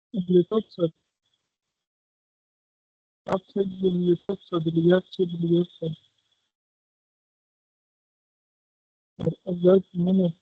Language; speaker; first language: Arabic; non-native, learner; Urdu